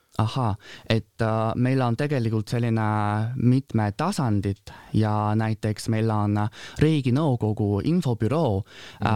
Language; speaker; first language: Estonian; non-native, fluent; Chinese